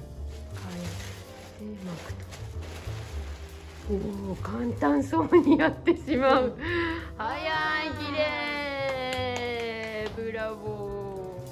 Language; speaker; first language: Japanese; native; Japanese